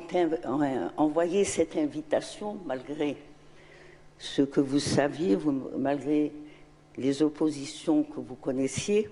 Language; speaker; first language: French; non-native, local second language; Arabic